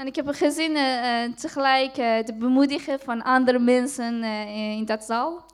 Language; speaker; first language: Dutch; non-native, fluent; Persian